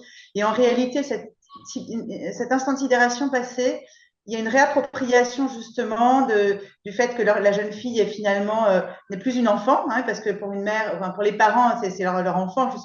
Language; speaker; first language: French; native; French